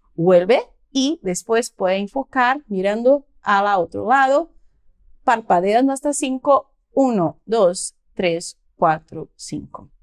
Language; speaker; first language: Spanish; non-native, fluent; Portuguese